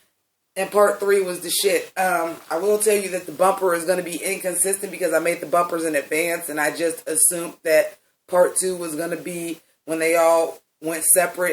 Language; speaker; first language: English; native; English